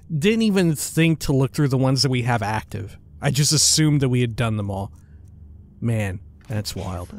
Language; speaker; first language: English; native; English